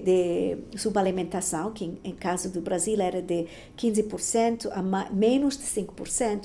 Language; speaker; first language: Portuguese; non-native, fluent; Spanish